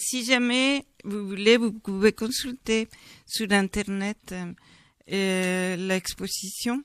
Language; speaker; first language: French; non-native, fluent; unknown